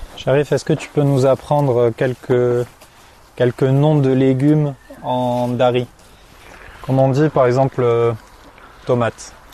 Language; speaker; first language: French; native; French